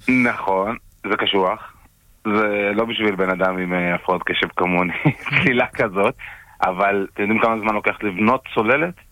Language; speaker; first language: Hebrew; native; Hebrew